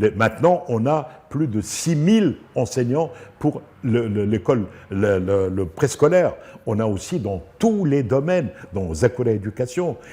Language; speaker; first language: French; non-native, local second language; Arabic